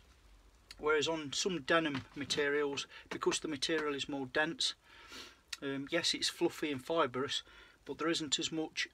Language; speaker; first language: English; native; English